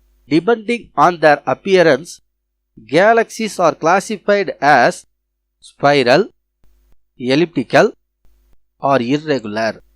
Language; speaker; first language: English; non-native, local second language; Tamil